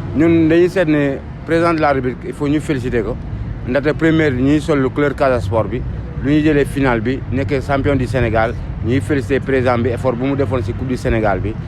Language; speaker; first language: Wolof; non-native, local second language; Mandingo